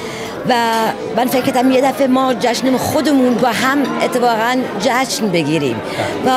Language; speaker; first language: Persian; early bilingual, heritage; Persian